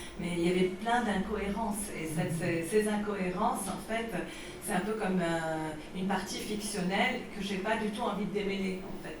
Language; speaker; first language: French; non-native, local second language; Arabic